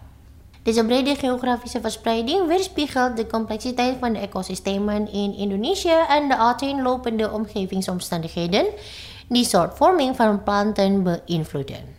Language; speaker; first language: Dutch; non-native, fluent; Indonesian